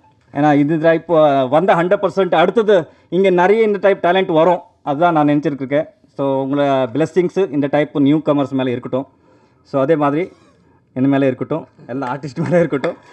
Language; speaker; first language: Tamil; non-native, learner; Kannada